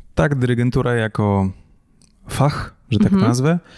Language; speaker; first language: Polish; native; Polish